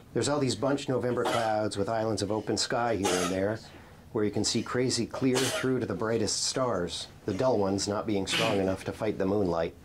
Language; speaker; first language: English; native; English